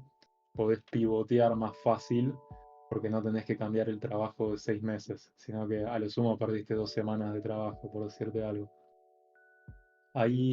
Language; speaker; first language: Spanish; native; Spanish